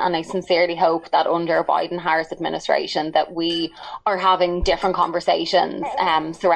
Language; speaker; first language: English; native; English